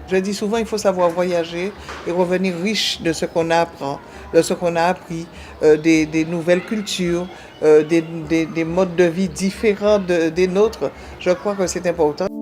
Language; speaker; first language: French; native; French